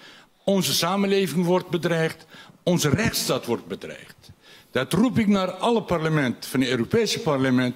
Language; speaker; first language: Dutch; non-native, local second language; Turkish